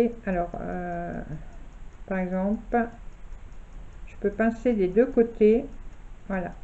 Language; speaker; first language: French; native; French